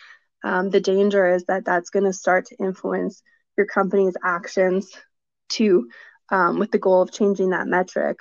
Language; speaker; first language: English; native; English